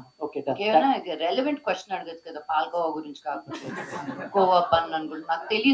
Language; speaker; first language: Telugu; native; Telugu